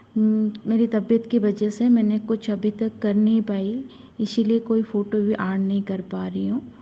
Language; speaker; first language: Hindi; native; Hindi